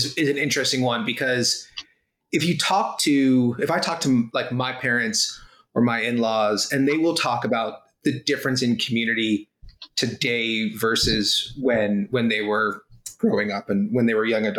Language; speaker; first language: English; native; English